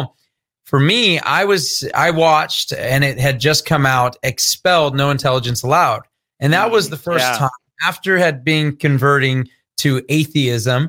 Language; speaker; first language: English; native; English